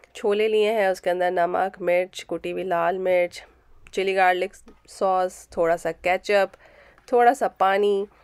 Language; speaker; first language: Urdu; native; Urdu